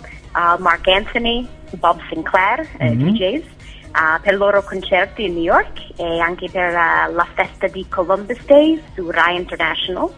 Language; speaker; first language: Italian; non-native, learner; English